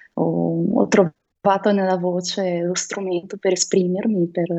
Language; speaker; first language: Italian; non-native, fluent; Russian